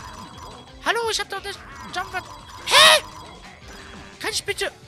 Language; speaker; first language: German; native; German